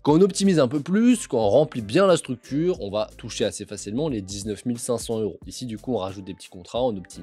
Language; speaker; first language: French; native; French